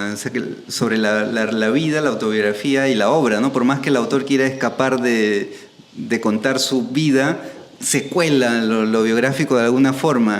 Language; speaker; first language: Spanish; native; Spanish